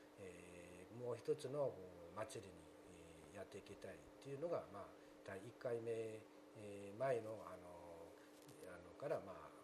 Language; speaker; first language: Japanese; non-native, fluent; Korean